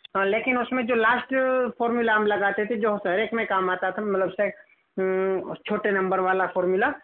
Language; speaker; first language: Hindi; non-native, local second language; Gujarati